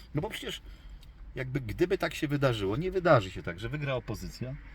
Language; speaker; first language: Polish; native; Polish